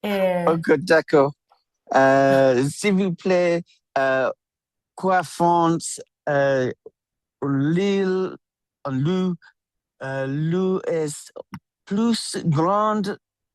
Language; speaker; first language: French; non-native, learner; English